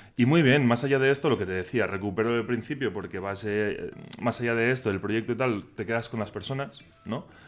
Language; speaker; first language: Spanish; non-native, local second language; Catalan